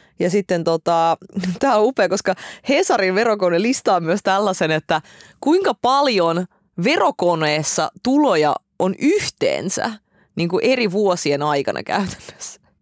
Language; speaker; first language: Finnish; early bilingual, other home language; Russian